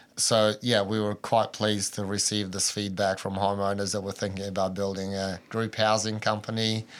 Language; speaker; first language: English; early bilingual, other home language; Albanian